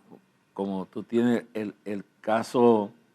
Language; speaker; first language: Spanish; native; Spanish